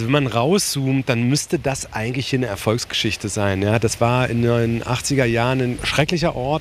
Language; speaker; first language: German; native; German